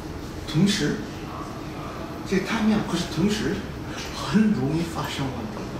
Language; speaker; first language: Chinese; non-native, fluent; Korean